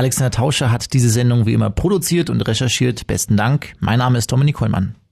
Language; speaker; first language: German; native; German